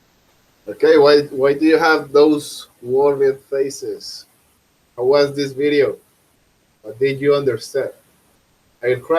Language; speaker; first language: English; non-native, fluent; Spanish